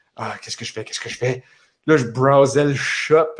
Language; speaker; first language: French; native; French